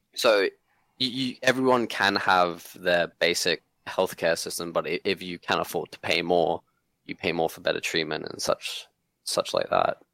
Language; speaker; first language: English; non-native, local second language; Cantonese